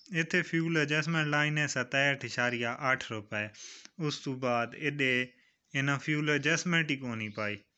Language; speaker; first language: Punjabi; non-native, local second language; Saraiki